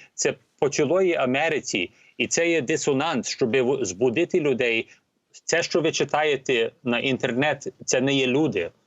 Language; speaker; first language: Ukrainian; early bilingual, heritage; Ukrainian